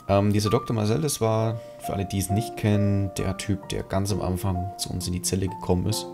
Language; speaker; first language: German; native; German